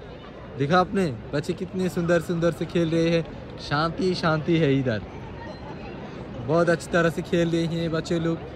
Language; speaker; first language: Hindi; non-native, learner; Bangla